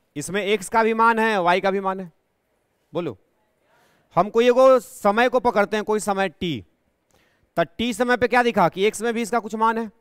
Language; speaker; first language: Hindi; native; Hindi